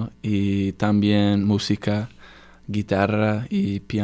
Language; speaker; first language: Spanish; non-native, learner; English